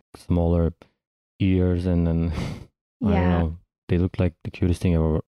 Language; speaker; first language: English; non-native, fluent; Turkish